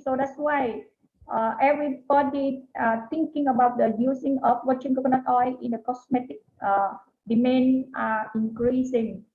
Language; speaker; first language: English; non-native, learner; Vietnamese